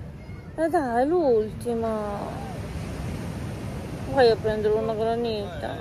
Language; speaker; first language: Italian; native; Italian